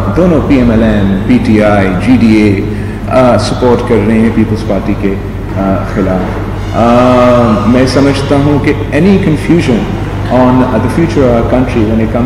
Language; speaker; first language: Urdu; non-native, local second language; English